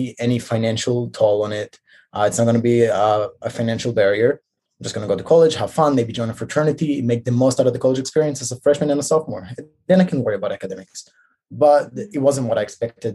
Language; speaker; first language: English; non-native, fluent; Hebrew